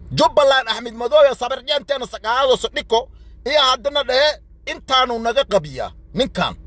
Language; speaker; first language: Somali; non-native, local second language; Swahili